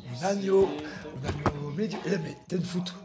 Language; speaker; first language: Spanish; non-native, learner; French